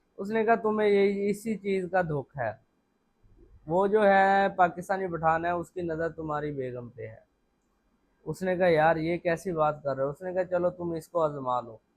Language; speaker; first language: Urdu; non-native, local second language; Punjabi